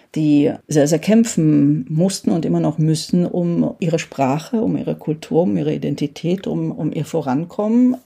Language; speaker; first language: German; early bilingual, heritage; Hungarian